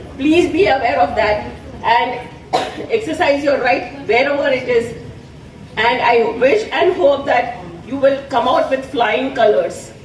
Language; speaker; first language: English; non-native, local second language; Telugu